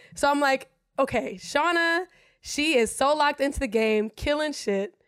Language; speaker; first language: English; non-native, fluent; German